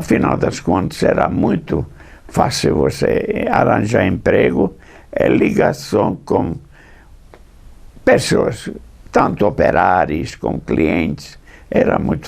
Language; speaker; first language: Portuguese; non-native, fluent; English